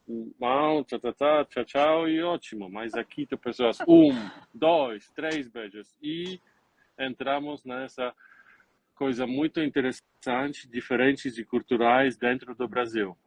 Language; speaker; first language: Portuguese; non-native, learner; Polish